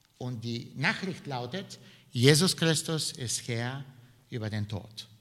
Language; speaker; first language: German; non-native, fluent; Bulgarian